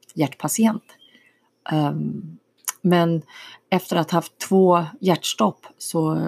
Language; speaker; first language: Swedish; early bilingual, other home language; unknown